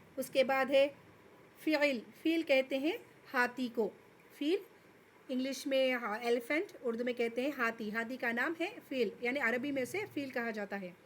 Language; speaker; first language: Urdu; native; Urdu